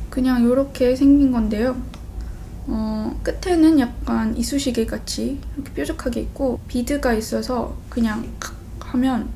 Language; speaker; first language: Korean; early bilingual, other home language; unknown